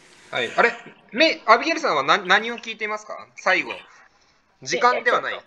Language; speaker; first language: Japanese; native; Japanese